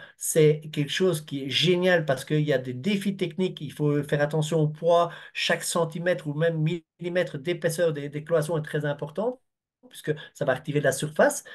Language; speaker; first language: French; native; French